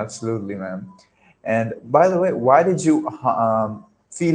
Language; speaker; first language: English; non-native, local second language; Marathi